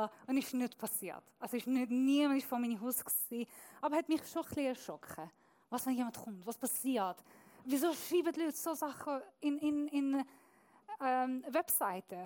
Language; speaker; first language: German; non-native, fluent; Persian